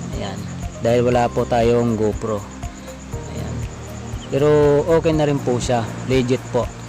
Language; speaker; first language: Filipino; non-native, local second language; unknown